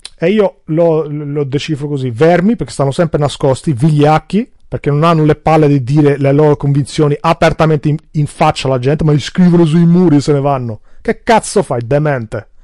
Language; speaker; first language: Italian; early bilingual, other home language; Albanian